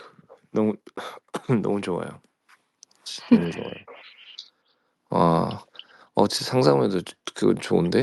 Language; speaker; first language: Korean; early bilingual, heritage; Korean